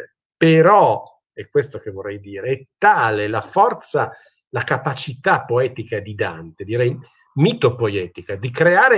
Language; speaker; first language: Italian; native; Italian